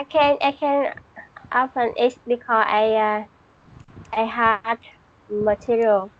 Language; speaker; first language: English; non-native, learner; Vietnamese